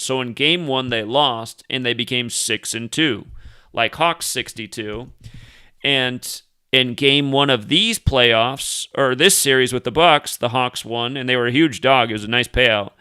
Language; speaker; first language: English; native; English